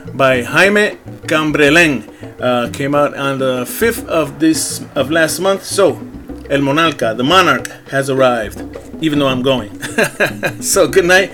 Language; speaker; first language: English; early bilingual, other home language; Spanish